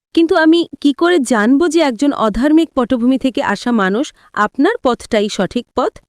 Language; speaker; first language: Bangla; non-native, fluent; Italian